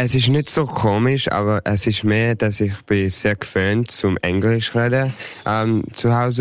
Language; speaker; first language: German; early bilingual, heritage; English